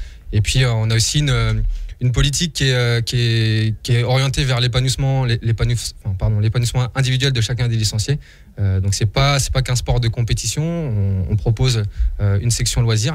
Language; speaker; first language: French; native; French